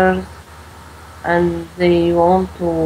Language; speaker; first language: English; non-native, learner; Arabic